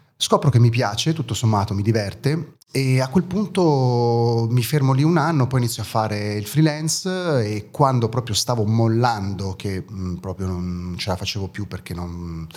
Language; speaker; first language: Italian; early bilingual, other home language; German